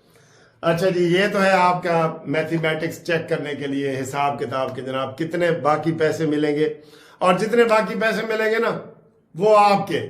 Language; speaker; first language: Hindi; non-native, local second language; Punjabi